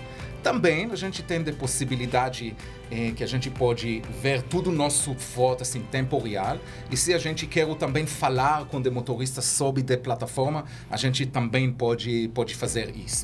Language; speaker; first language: Portuguese; non-native, learner; Hebrew